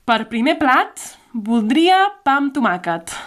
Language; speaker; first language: Catalan; non-native, learner; English